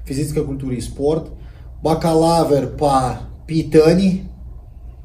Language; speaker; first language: Russian; non-native, learner; Portuguese